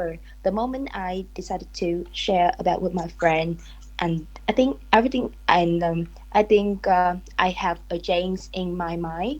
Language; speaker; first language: English; non-native, learner; Vietnamese